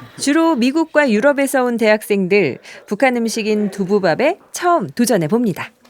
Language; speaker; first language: Korean; native; Korean